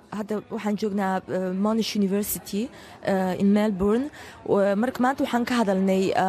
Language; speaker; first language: Somali; early bilingual, heritage; Somali